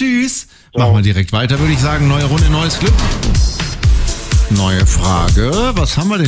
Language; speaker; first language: German; native; German